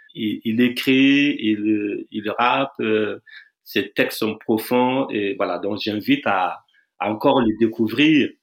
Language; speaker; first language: French; non-native, local second language; Dyula